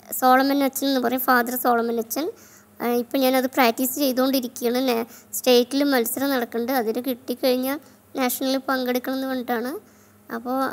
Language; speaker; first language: Malayalam; native; Malayalam